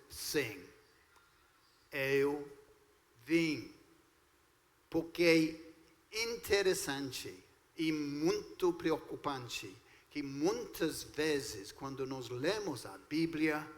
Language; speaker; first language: Portuguese; non-native, fluent; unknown